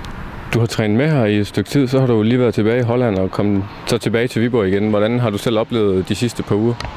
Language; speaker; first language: Danish; native; Danish